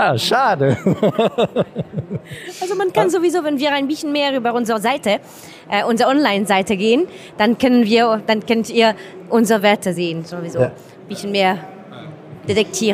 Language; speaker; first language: German; non-native, learner; French